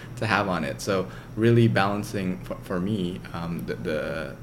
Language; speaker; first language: English; native; English